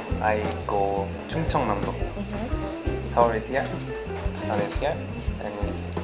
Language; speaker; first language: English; non-native, learner; Korean